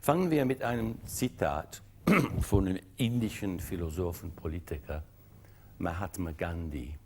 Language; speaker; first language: German; non-native, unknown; English